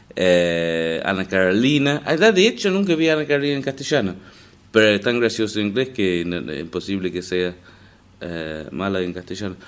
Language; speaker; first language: Spanish; non-native, fluent; English